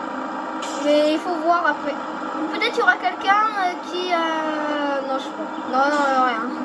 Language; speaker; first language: French; native; French